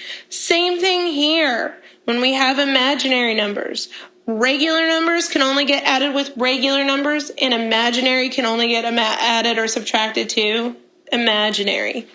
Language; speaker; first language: English; native; English